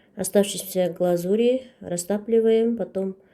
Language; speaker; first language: Russian; non-native, local second language; Kazakh